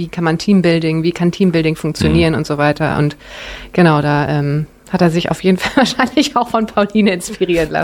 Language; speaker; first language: German; native; German